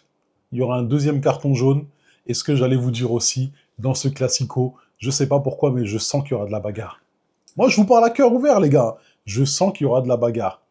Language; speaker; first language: French; native; French